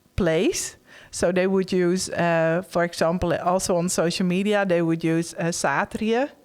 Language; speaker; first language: English; non-native, fluent; Western Frisian